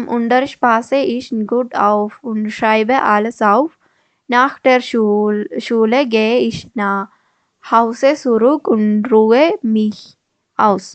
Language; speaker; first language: German; non-native, learner; Malayalam